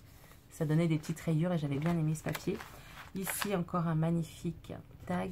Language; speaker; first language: French; native; French